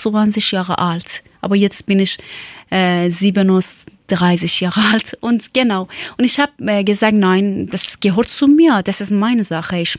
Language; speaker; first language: German; non-native, learner; Persian